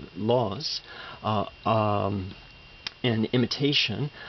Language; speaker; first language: English; native; English